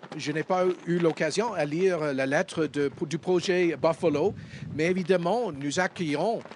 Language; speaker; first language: French; non-native, fluent; English